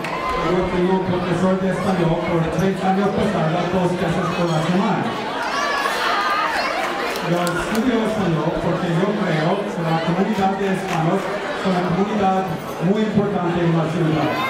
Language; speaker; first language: Spanish; non-native, learner; English